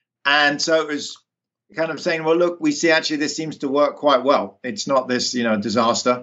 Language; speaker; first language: English; native; English